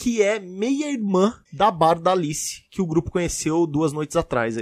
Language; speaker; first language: Portuguese; native; Portuguese